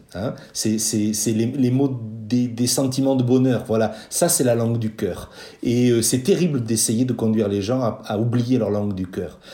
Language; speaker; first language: French; native; French